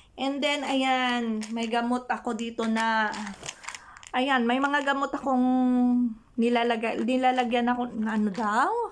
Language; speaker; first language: Filipino; non-native, local second language; Hiligaynon